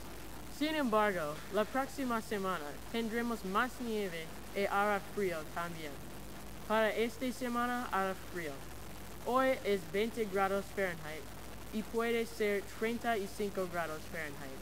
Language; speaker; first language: Spanish; non-native, learner; English